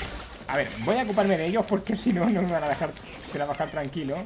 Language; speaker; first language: Spanish; native; Spanish